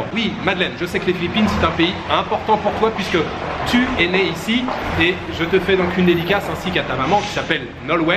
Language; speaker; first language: French; native; French